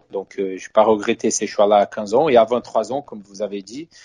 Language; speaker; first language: French; non-native, fluent; Portuguese